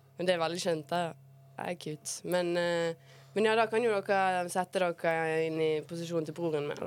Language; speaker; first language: Norwegian; early bilingual, other home language; Bosnian